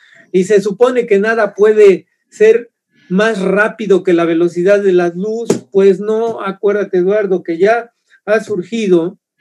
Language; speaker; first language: Spanish; native; Spanish